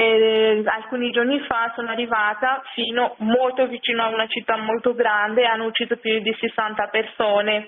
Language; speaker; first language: Italian; non-native, fluent; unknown